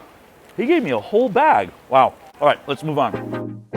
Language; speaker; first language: English; native; English